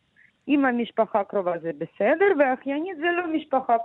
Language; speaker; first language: Hebrew; non-native, learner; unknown